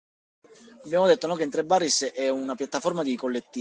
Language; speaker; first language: Italian; native; Italian